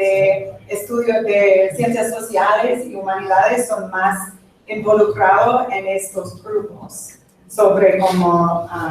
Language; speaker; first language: Spanish; non-native, fluent; English